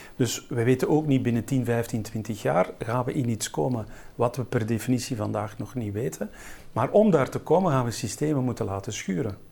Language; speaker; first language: Dutch; native; Dutch